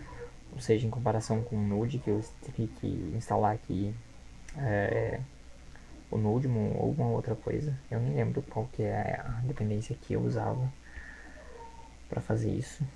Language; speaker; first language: Portuguese; native; Portuguese